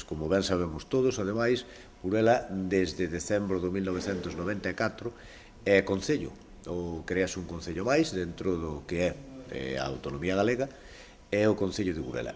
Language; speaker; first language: Galician; native; Galician